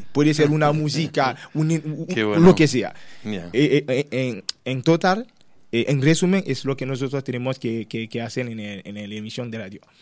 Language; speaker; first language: Spanish; non-native, learner; Haitian Creole